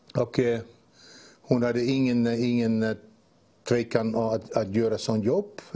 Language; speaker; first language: Swedish; non-native, fluent; Dutch